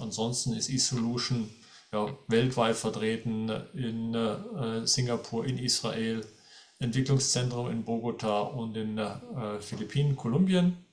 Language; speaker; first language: German; native; German